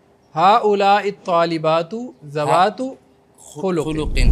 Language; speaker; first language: Arabic; non-native, fluent; Urdu